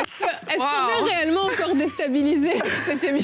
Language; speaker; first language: French; native; French